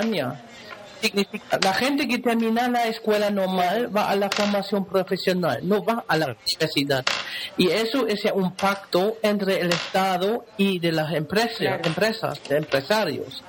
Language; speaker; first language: Spanish; non-native, fluent; German